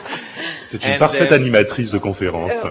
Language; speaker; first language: French; native; French